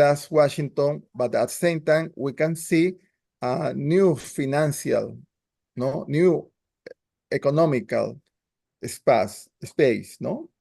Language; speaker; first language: English; non-native, learner; Spanish